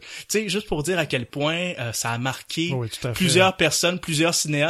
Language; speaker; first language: French; native; French